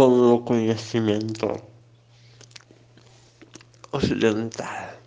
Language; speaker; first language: Spanish; non-native, learner; Portuguese